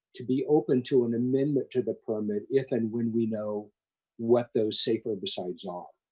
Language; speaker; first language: English; native; English